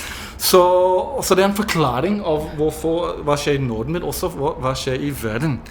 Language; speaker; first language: Norwegian; non-native, fluent; English